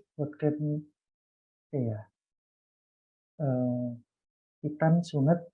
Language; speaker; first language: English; non-native, learner; Indonesian